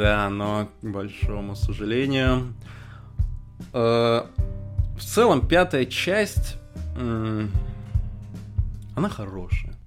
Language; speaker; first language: Russian; native; Russian